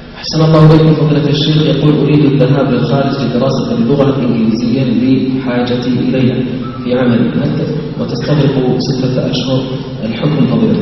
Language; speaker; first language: Arabic; native; Arabic